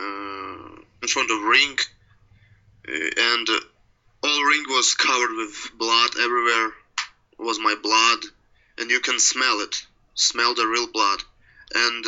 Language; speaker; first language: English; non-native, learner; Russian